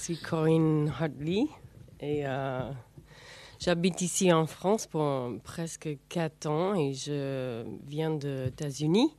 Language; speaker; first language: French; non-native, learner; English